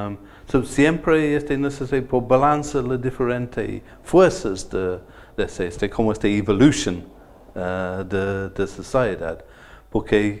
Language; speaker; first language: Spanish; non-native, learner; English